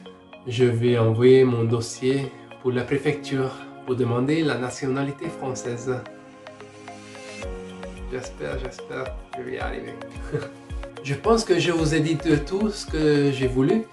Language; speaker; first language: French; non-native, fluent; Hungarian